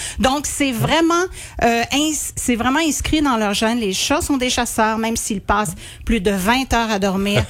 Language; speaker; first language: French; native; French